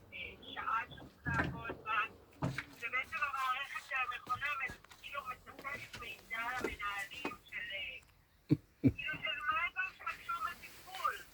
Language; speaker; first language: Hebrew; native; Hebrew